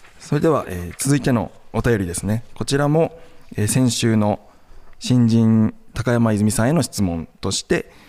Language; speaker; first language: Japanese; native; Japanese